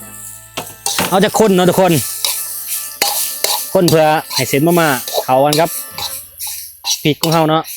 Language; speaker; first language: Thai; non-native, local second language; Northeastern Thai